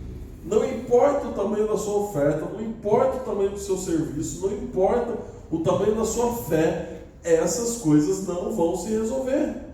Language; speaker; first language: Portuguese; native; Portuguese